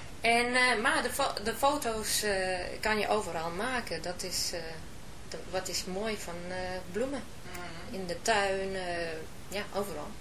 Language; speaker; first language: Dutch; non-native, fluent; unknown